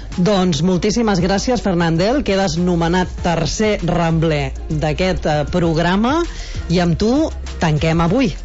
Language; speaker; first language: Catalan; native; Catalan